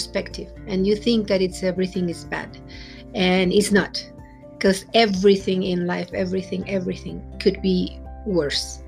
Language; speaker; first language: English; non-native, fluent; Spanish